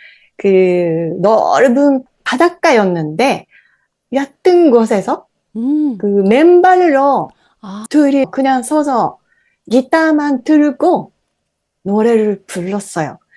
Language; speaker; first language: Korean; non-native, fluent; Japanese